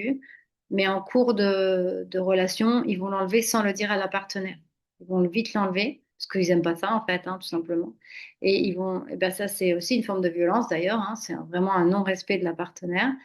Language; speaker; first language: French; native; French